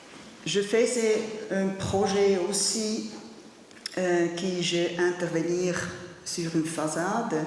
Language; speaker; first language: French; non-native, learner; German